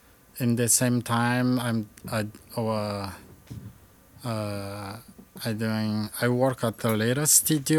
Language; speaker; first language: English; non-native, learner; Malagasy